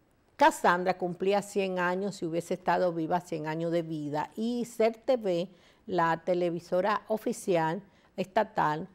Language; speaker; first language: Spanish; native; Spanish